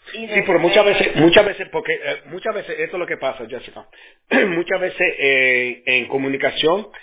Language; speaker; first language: Spanish; early bilingual, heritage; Spanish